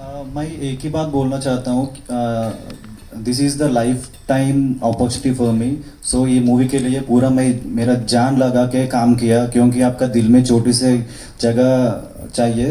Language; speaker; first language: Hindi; non-native, local second language; Telugu